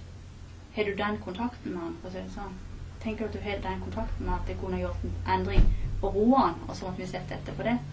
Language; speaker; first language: Norwegian; native; Norwegian